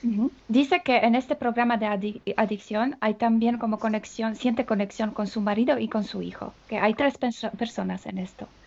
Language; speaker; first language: Spanish; non-native, fluent; Polish